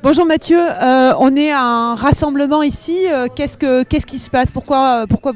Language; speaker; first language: French; native; French